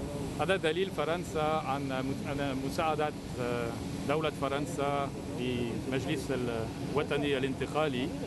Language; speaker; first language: Arabic; non-native, fluent; French